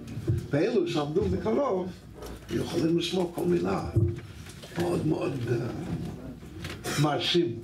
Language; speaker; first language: Hebrew; non-native, fluent; English